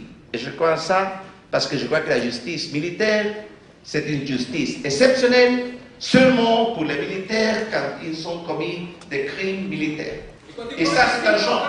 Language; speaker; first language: French; non-native, fluent; Spanish